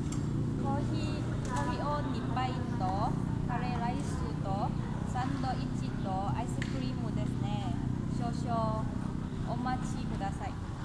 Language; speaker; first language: Japanese; non-native, learner; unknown